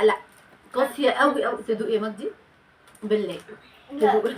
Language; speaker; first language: Arabic; native; Arabic